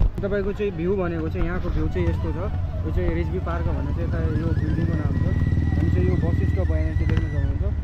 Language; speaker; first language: Nepali; native; Nepali